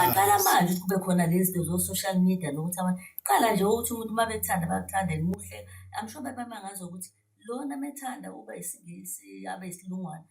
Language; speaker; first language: Zulu; native; Zulu